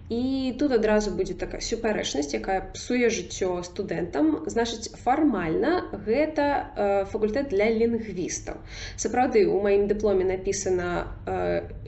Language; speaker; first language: Belarusian; non-native, local second language; Russian